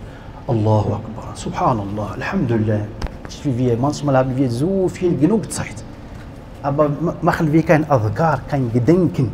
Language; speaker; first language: German; non-native, learner; Arabic